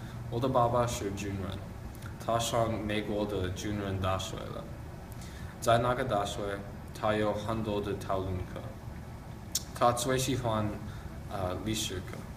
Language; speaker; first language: Chinese; non-native, learner; English